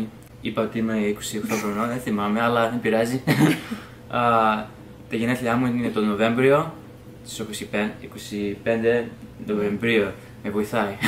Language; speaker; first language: Greek; early bilingual, heritage; English